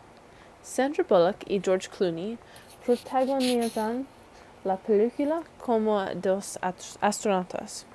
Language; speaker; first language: Spanish; non-native, learner; English